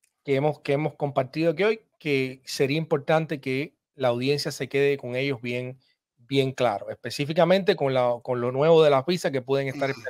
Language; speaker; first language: Spanish; native; Spanish